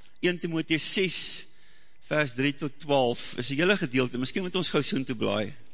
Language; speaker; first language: Afrikaans; native; Afrikaans